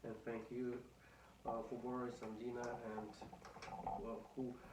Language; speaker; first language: English; non-native, learner; Russian